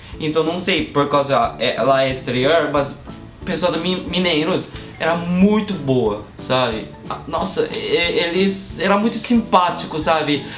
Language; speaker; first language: Portuguese; non-native, fluent; Korean